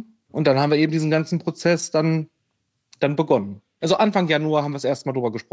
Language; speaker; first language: German; native; German